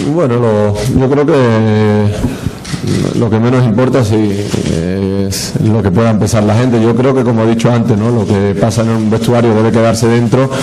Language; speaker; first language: Spanish; native; Spanish